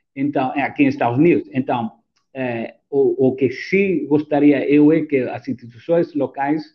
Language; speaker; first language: Portuguese; non-native, fluent; Greek